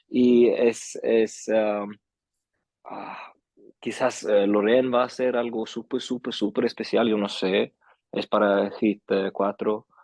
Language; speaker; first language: Spanish; early bilingual, heritage; Swedish